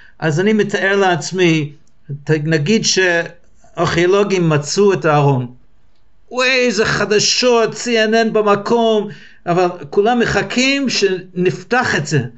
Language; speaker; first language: Hebrew; non-native, fluent; English